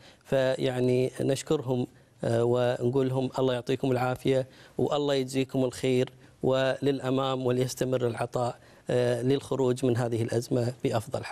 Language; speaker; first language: Arabic; native; Arabic